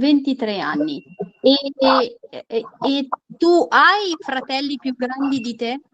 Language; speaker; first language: Italian; non-native, fluent; Urdu